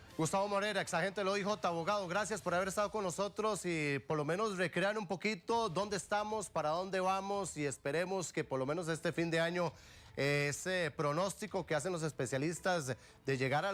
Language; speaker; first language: Spanish; native; Spanish